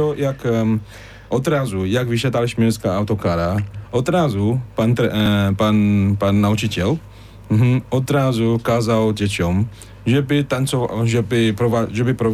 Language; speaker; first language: Polish; non-native, fluent; Chinese